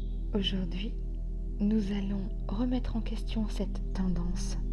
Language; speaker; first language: French; native; French